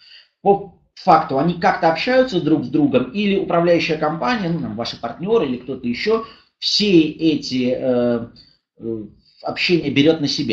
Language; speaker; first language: Russian; native; Russian